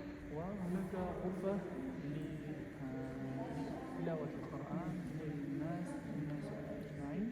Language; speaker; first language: Arabic; non-native, learner; Kazakh